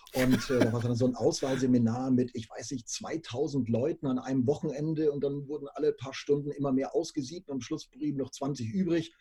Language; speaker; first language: German; native; German